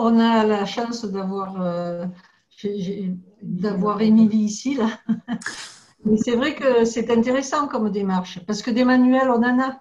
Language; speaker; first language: French; native; French